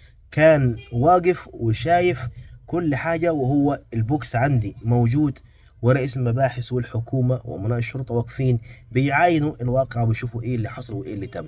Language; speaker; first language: Arabic; native; Arabic